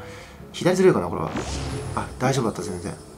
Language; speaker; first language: Japanese; native; Japanese